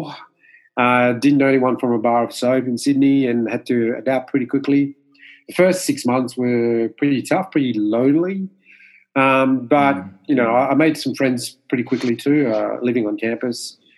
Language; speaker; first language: English; non-native, fluent; Morisyen